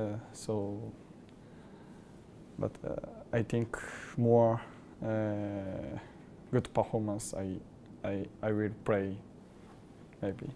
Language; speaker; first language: English; non-native, learner; Japanese